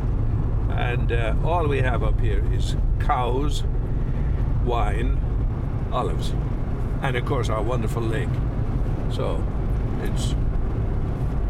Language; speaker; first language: English; native; English